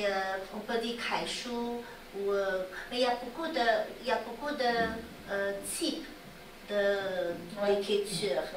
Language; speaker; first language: French; non-native, learner; Chinese